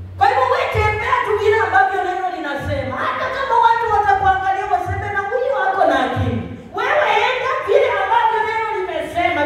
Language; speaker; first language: Swahili; non-native, local second language; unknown